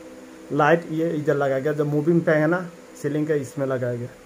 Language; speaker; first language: Hindi; non-native, fluent; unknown